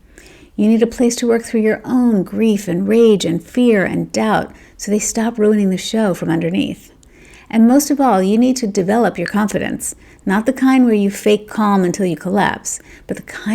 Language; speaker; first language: English; native; English